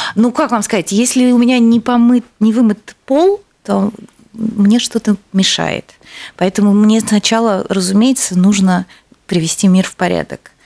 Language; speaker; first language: Russian; native; Russian